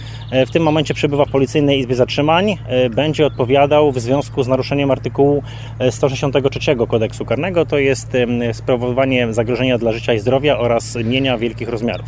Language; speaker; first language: Polish; native; Polish